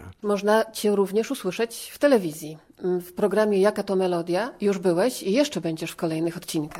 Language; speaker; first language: Polish; native; Polish